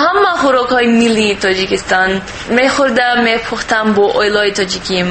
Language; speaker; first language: Persian; non-native, learner; English